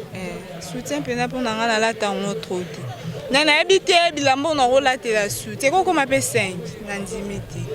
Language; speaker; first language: Lingala; non-native, local second language; Kituba (Democratic Republic of Congo)